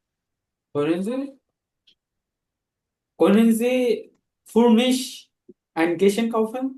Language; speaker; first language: German; non-native, learner; Bangla